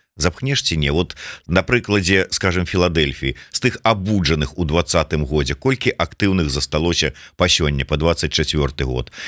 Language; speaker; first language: Belarusian; non-native, local second language; Russian